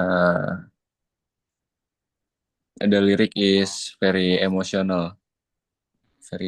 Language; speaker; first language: English; non-native, learner; Indonesian